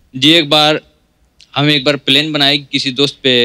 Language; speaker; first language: Hindi; native; Hindi